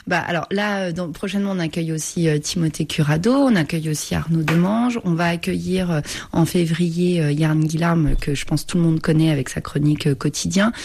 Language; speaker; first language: French; native; French